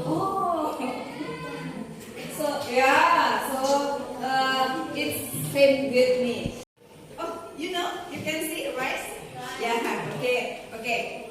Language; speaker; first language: English; non-native, learner; Indonesian